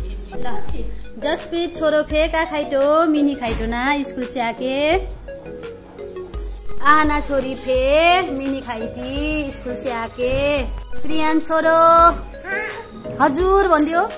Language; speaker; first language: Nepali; non-native, local second language; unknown